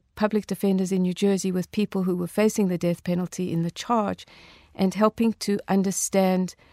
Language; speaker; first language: English; native; English